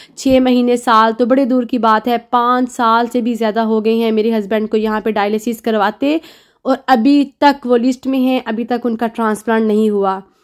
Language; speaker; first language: Urdu; native; Urdu